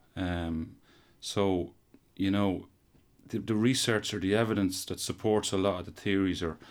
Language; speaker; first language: English; native; English